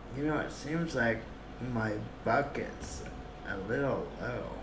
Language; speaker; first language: English; native; English